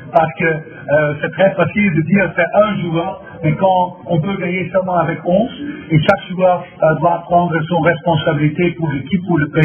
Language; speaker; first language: French; non-native, fluent; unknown